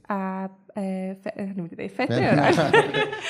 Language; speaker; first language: Welsh; native; Welsh